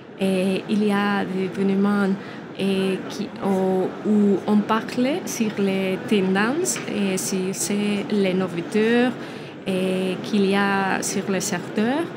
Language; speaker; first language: French; non-native, learner; Spanish